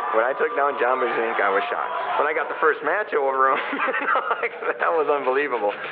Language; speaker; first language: English; native; English